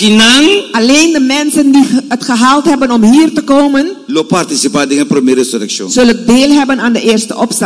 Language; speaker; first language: Dutch; non-native, fluent; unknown